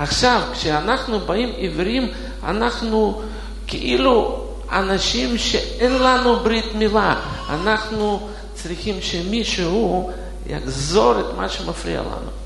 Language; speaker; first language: Hebrew; non-native, fluent; Russian